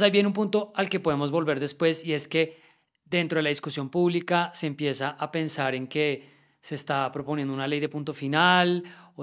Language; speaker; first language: Spanish; native; Spanish